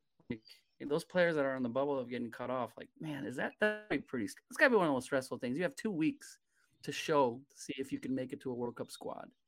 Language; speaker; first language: English; native; English